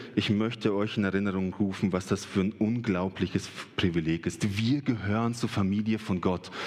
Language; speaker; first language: German; early bilingual, other home language; Russian